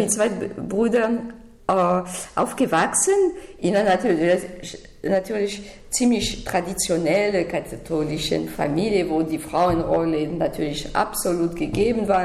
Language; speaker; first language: German; non-native, fluent; French